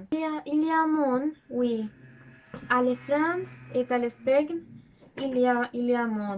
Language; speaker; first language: French; non-native, learner; Spanish